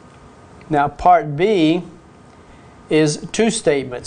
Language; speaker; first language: English; native; English